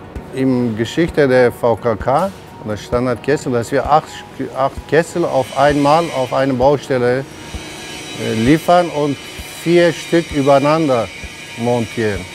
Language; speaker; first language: German; non-native, learner; Polish